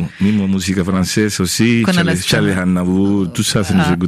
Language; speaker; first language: French; non-native, fluent; Spanish